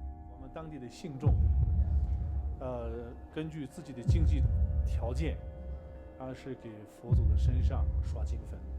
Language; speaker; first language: Chinese; non-native, local second language; Tibetan